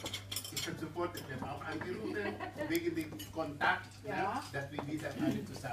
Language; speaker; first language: German; non-native, learner; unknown